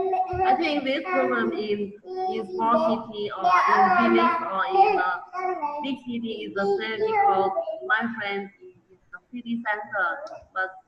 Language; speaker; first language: English; non-native, learner; Vietnamese